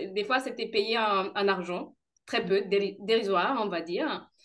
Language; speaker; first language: French; non-native, local second language; Kinyarwanda